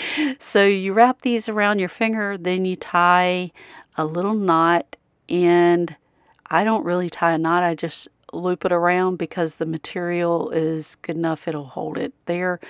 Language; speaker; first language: English; native; English